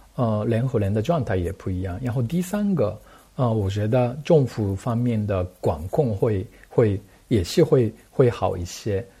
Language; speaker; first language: Chinese; non-native, fluent; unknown